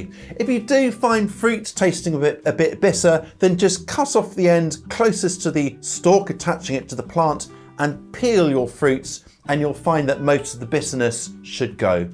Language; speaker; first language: English; native; English